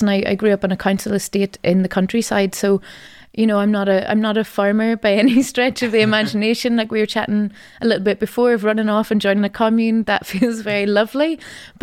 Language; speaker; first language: English; native; English